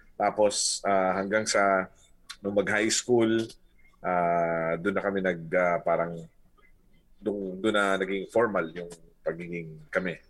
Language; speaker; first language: Filipino; non-native, local second language; Bikol